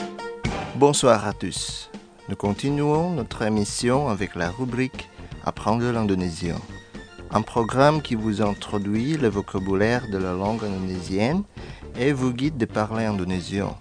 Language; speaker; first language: French; non-native, fluent; Indonesian